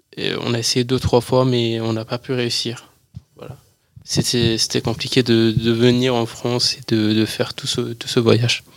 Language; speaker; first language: French; early bilingual, other home language; Persian